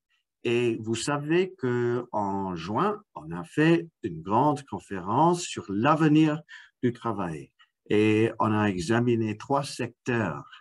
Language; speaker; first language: French; non-native, fluent; English